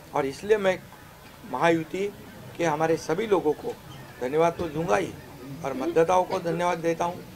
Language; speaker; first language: Hindi; non-native, local second language; Marathi